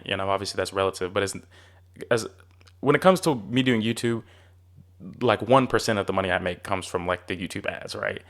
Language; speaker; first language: English; native; English